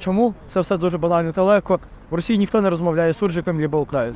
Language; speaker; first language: Ukrainian; non-native, local second language; Russian